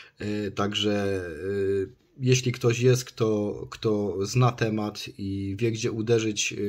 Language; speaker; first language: Polish; native; Polish